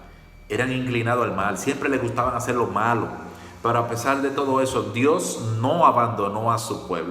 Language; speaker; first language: Spanish; native; Spanish